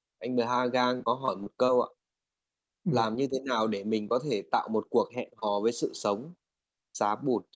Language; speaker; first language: Vietnamese; native; Vietnamese